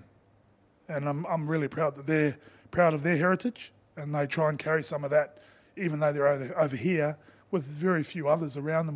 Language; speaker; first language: English; native; English